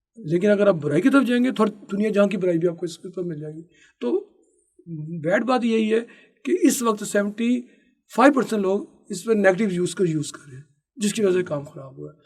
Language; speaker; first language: Urdu; non-native, local second language; Punjabi